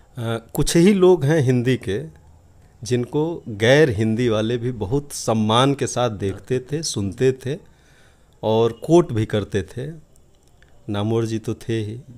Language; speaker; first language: Hindi; native; Hindi